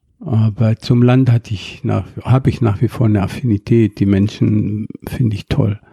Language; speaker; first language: German; non-native, fluent; Arabic